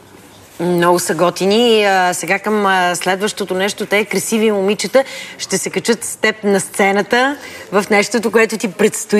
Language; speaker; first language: Bulgarian; native; Bulgarian